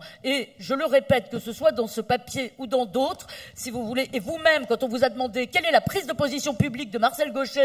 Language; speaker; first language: French; native; French